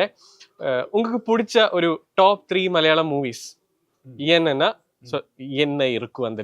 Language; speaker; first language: Tamil; non-native, fluent; Malayalam